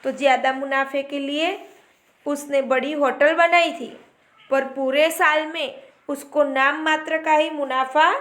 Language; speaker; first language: Hindi; non-native, local second language; Gujarati